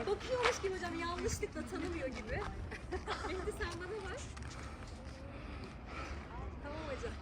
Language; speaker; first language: Turkish; native; Turkish